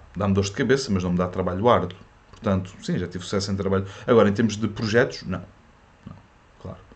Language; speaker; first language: Portuguese; early bilingual, other home language; French